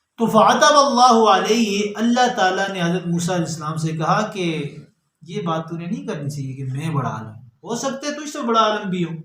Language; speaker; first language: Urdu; non-native, local second language; Northern Hindko